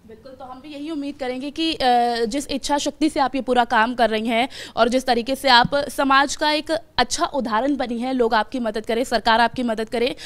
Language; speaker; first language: Hindi; native; Hindi